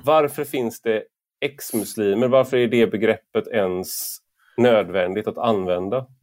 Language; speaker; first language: Swedish; native; Swedish